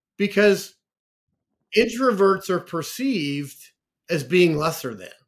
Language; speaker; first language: English; native; English